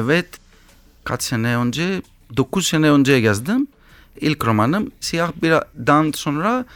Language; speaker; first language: Turkish; non-native, learner; Greek